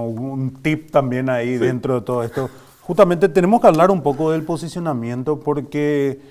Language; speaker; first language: Spanish; native; Spanish